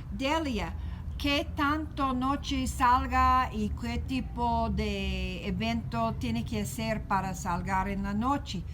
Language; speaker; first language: Spanish; non-native, learner; English